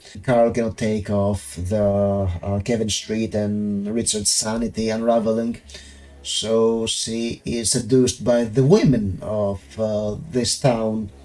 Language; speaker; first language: English; non-native, fluent; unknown